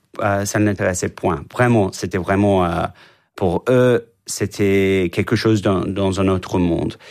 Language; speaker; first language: French; non-native, fluent; English